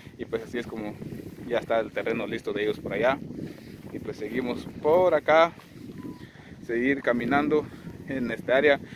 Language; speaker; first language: Spanish; native; Spanish